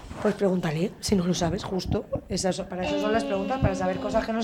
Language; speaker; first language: Spanish; native; Spanish